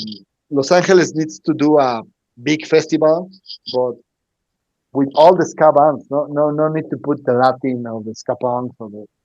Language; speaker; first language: English; non-native, learner; Spanish